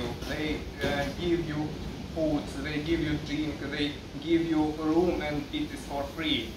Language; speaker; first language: English; non-native, learner; Russian